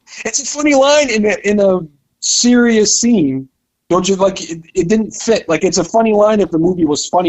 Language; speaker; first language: English; native; English